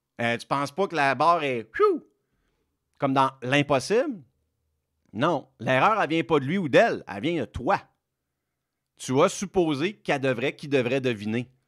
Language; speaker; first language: French; native; French